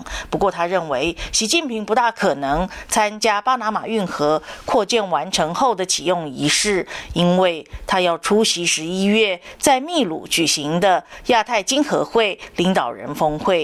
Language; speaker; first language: Chinese; native; Chinese